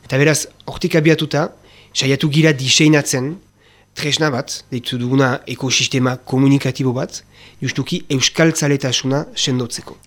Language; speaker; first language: Basque; native; Basque